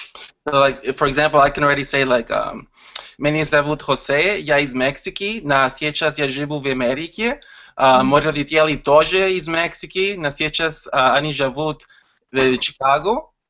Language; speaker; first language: Russian; non-native, learner; Spanish